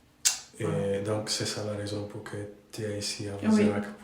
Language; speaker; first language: French; non-native, fluent; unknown